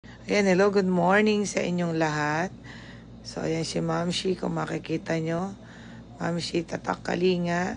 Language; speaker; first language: Filipino; native; Filipino